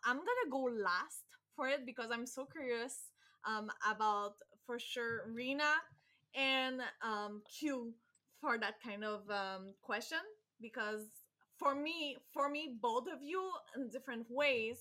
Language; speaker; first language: English; non-native, fluent; French